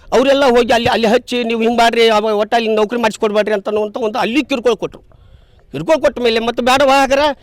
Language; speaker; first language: Kannada; native; Kannada